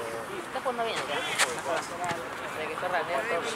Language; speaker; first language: Spanish; native; Spanish